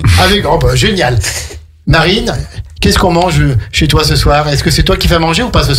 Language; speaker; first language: French; native; French